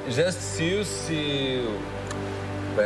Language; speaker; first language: English; non-native, learner; Portuguese